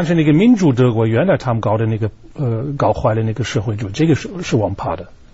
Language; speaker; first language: Chinese; non-native, fluent; German